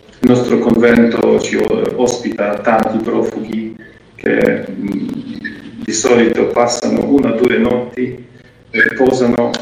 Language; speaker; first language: Italian; non-native, fluent; Ukrainian